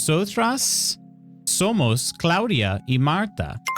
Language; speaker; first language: Spanish; non-native, learner; English